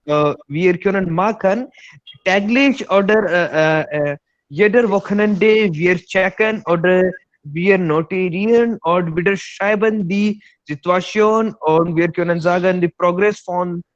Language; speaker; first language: German; non-native, learner; Hindi